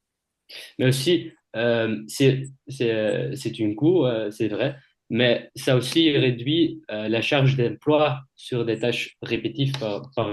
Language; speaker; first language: French; non-native, learner; Dutch